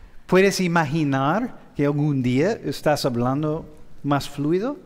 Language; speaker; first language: Spanish; non-native, fluent; English